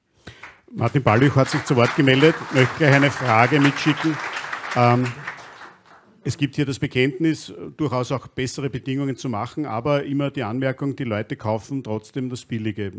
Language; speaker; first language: German; native; German